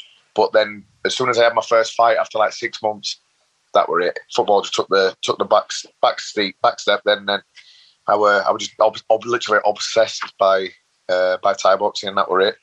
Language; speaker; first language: English; native; English